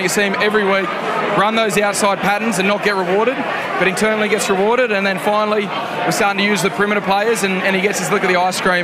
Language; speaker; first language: English; native; English